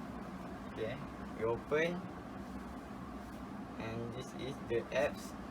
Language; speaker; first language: English; non-native, local second language; Malay